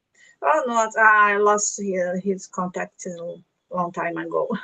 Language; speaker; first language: English; non-native, learner; Portuguese